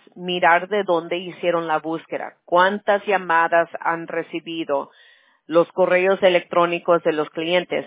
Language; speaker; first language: Spanish; early bilingual, other home language; English